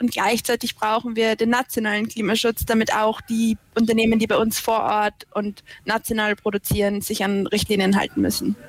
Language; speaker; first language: German; native; German